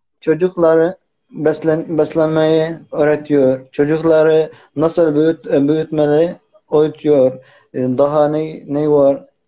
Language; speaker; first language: Turkish; non-native, learner; Arabic